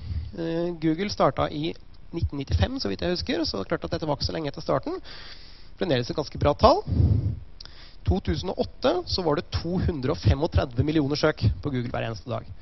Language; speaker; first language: Norwegian; native; Norwegian